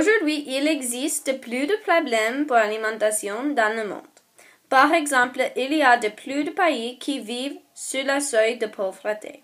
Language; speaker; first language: French; non-native, learner; English